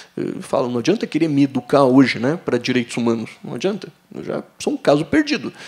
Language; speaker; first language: Portuguese; native; Portuguese